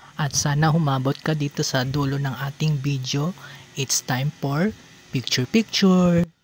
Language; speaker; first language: Filipino; native; Filipino